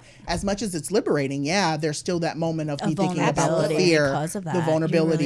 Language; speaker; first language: English; native; English